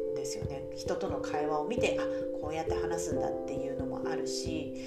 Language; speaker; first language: Japanese; early bilingual, other home language; Chinese